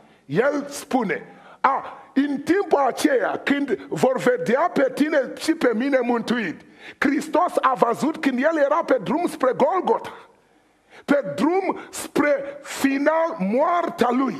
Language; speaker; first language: Romanian; non-native, fluent; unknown